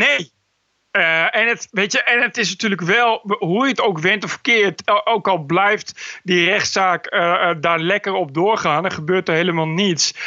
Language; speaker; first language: Dutch; native; Dutch